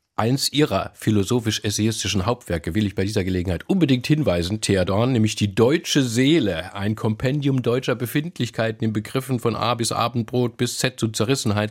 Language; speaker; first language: German; native; German